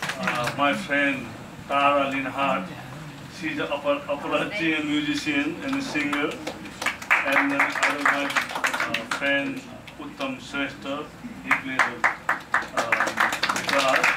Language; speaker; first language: English; non-native, learner; Nepali